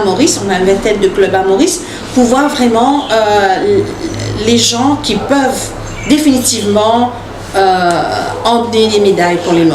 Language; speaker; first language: French; non-native, local second language; Morisyen